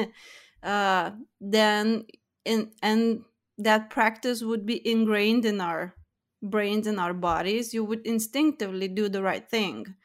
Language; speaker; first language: English; non-native, fluent; Lithuanian